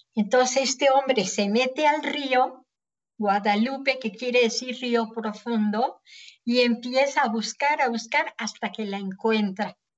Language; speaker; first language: Spanish; native; Spanish